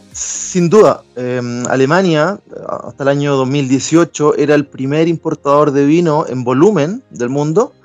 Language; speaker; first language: Spanish; native; Spanish